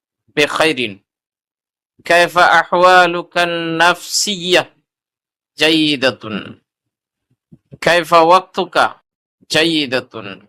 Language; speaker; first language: Arabic; non-native, fluent; Urdu